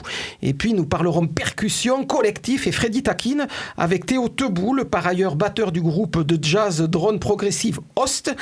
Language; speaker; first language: French; native; French